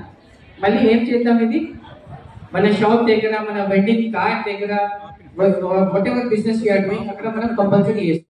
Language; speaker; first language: Telugu; non-native, local second language; Urdu